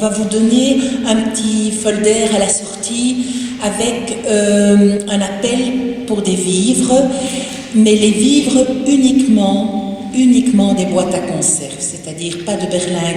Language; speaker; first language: French; native; French